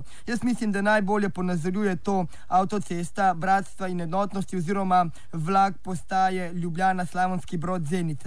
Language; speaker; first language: Slovenian; native; Slovenian